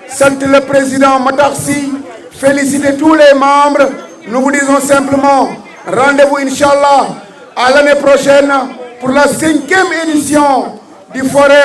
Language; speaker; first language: French; non-native, local second language; Wolof